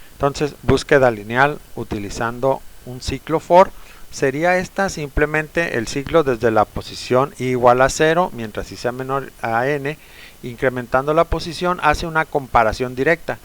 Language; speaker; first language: Spanish; native; Spanish